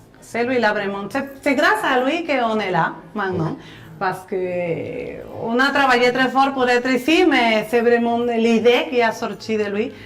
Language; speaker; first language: French; non-native, fluent; Spanish